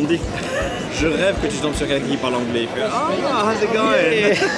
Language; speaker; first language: French; native; French